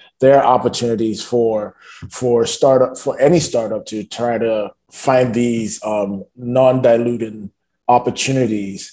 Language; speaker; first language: English; non-native, local second language; Yoruba